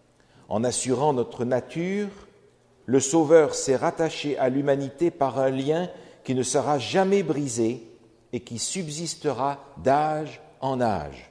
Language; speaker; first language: French; native; French